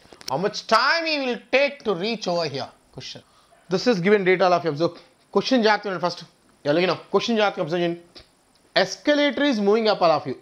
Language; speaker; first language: English; non-native, local second language; Telugu